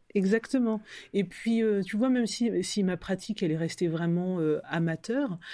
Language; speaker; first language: French; native; French